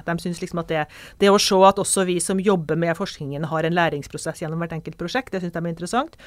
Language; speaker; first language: Norwegian; native; Norwegian